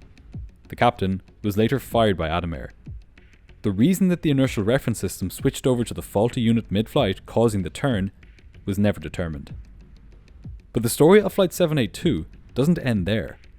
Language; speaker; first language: English; native; English